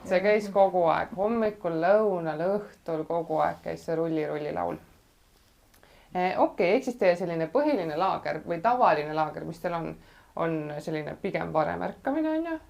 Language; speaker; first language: Estonian; native; Estonian